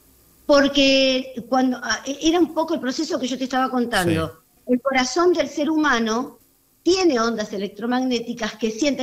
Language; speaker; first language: Spanish; native; Spanish